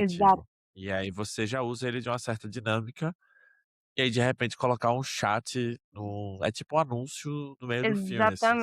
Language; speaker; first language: Portuguese; native; Portuguese